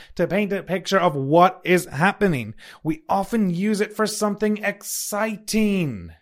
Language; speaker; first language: English; native; English